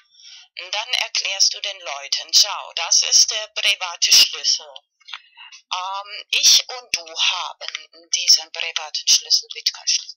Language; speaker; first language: German; non-native, learner; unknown